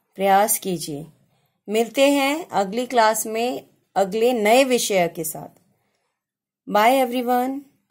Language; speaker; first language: Hindi; native; Hindi